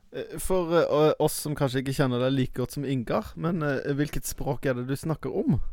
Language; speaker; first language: Norwegian; native; Norwegian